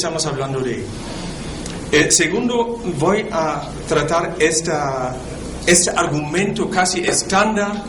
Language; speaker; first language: Spanish; non-native, fluent; German